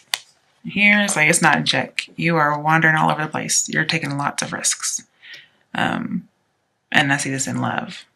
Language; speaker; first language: English; native; English